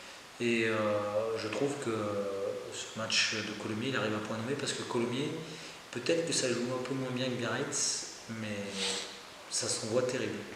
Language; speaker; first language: French; native; French